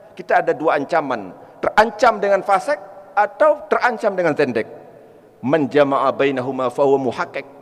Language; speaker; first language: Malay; non-native, local second language; Achinese